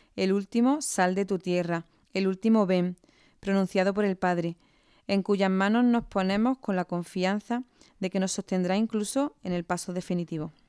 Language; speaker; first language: Spanish; native; Spanish